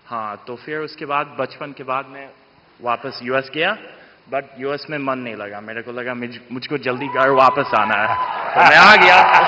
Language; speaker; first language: Hindi; non-native, fluent; English